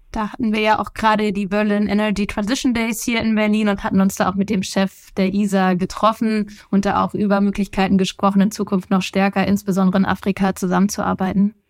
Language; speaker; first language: German; native; German